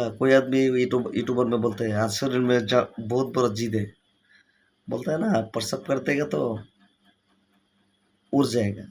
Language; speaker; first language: Hindi; non-native, learner; Bangla